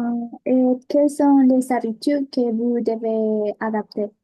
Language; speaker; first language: French; non-native, learner; Spanish